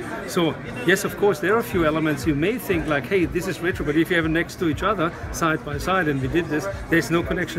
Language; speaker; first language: English; non-native, fluent; German